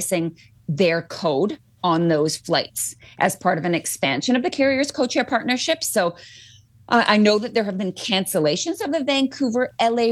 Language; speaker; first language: English; native; English